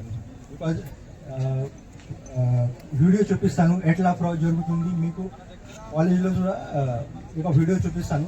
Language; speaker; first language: Telugu; non-native, learner; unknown